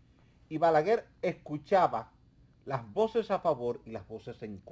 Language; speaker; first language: Spanish; native; Spanish